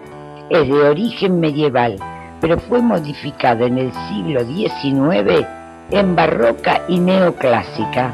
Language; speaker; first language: Spanish; native; Spanish